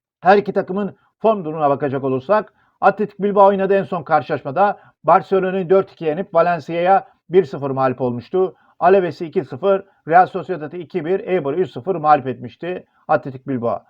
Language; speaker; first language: Turkish; native; Turkish